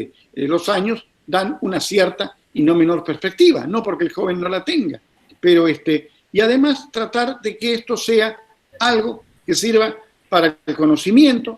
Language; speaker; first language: Spanish; native; Spanish